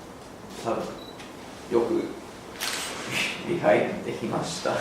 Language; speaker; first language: Japanese; non-native, learner; English